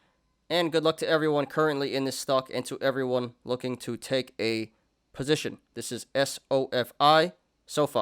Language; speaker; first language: English; native; English